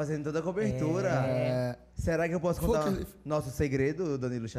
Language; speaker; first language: Portuguese; native; Portuguese